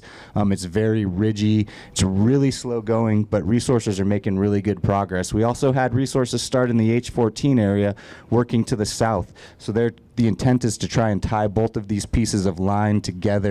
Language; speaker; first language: English; native; English